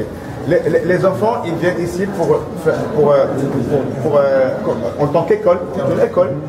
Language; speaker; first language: French; non-native, local second language; Arabic